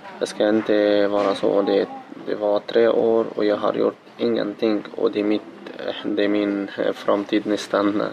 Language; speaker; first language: Swedish; non-native, learner; Arabic